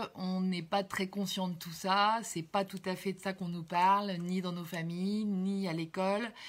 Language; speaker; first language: French; native; French